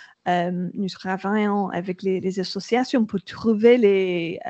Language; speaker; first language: French; non-native, learner; English